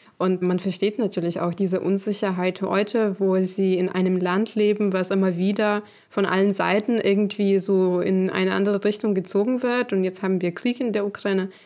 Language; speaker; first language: German; non-native, fluent; Ukrainian